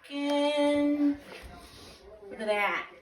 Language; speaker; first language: English; native; English